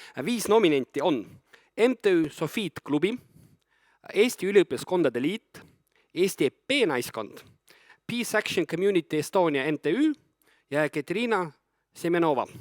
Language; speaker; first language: Estonian; native; Estonian